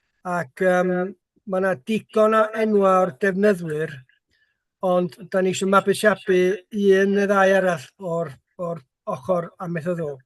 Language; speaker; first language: Welsh; native; Welsh